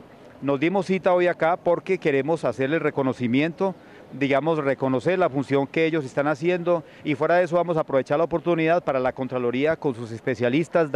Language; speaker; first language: Spanish; native; Spanish